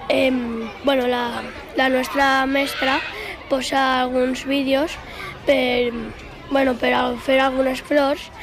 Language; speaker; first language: Catalan; non-native, local second language; Spanish